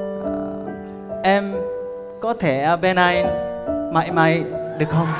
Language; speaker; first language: Vietnamese; non-native, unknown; Korean